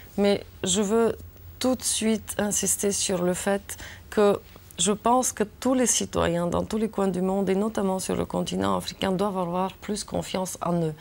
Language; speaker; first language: French; non-native, fluent; Bulgarian